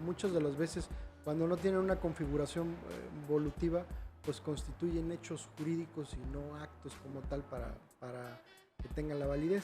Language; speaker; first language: Spanish; native; Spanish